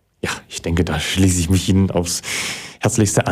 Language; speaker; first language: German; native; German